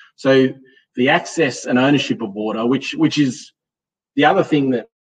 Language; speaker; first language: English; native; English